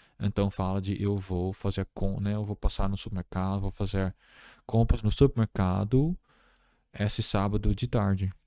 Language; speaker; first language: Portuguese; non-native, fluent; Dutch